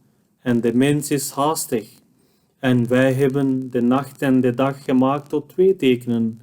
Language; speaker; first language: Dutch; non-native, fluent; Urdu